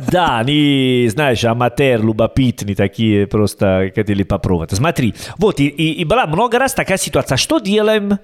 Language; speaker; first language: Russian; non-native, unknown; Italian